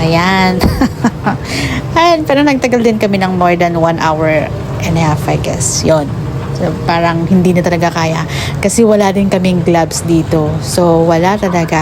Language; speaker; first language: Filipino; native; Filipino